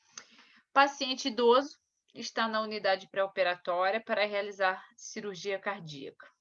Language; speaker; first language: Portuguese; native; Portuguese